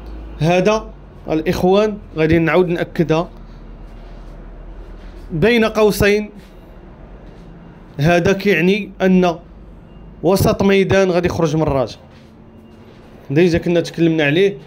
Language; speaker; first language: Arabic; native; Arabic